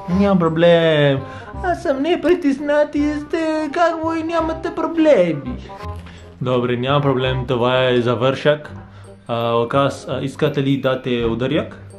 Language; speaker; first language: Bulgarian; non-native, learner; English